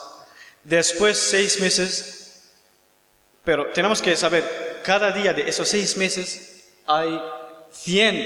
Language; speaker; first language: Spanish; non-native, learner; Kurdish